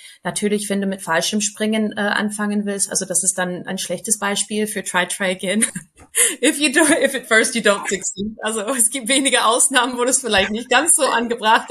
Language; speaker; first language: German; non-native, fluent; English